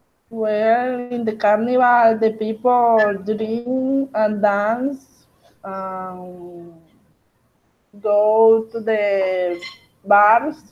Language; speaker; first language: English; non-native, learner; Spanish